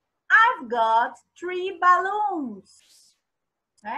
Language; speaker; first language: English; non-native, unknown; Portuguese